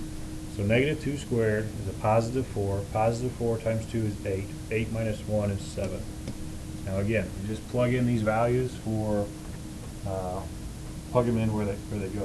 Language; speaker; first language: English; native; English